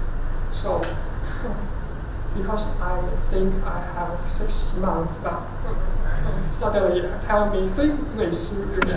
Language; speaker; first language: English; non-native, learner; Chinese